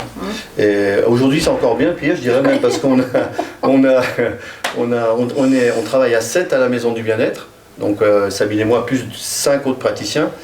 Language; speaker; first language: French; native; French